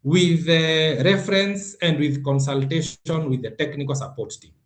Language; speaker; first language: English; non-native, local second language; Swahili